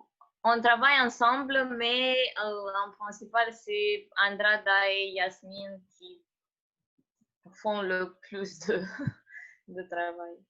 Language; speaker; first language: French; non-native, fluent; Romanian